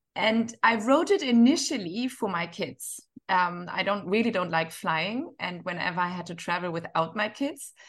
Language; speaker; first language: English; non-native, fluent; German